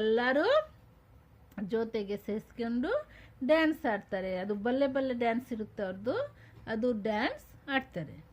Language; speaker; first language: Kannada; non-native, local second language; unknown